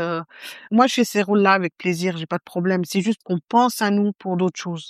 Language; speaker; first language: French; non-native, local second language; Arabic